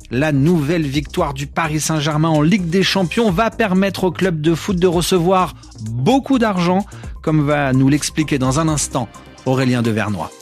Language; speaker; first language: French; native; French